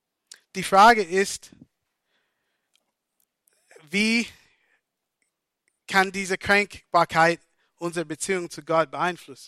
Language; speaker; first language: German; non-native, fluent; English